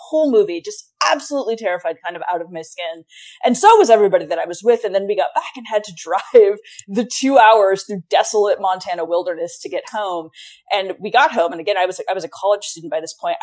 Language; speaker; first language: English; native; English